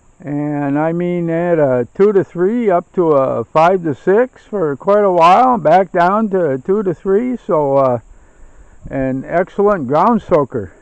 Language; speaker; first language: English; native; English